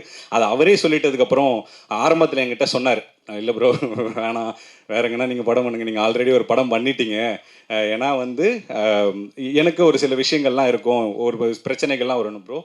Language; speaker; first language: Tamil; native; Tamil